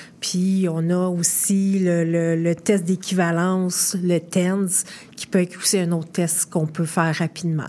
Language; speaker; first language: French; native; French